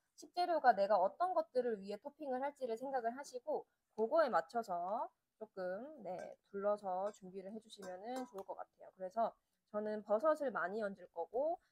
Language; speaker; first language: Korean; native; Korean